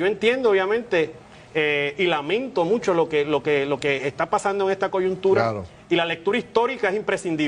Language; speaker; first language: Spanish; native; Spanish